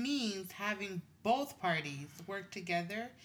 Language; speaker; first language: English; non-native, local second language; Swahili